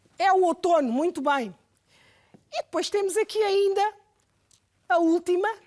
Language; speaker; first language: Portuguese; native; Portuguese